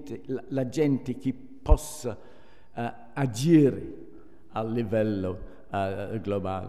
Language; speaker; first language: Italian; non-native, fluent; English